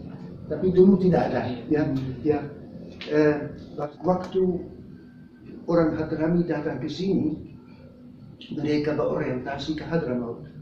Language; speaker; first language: Indonesian; non-native, fluent; Dutch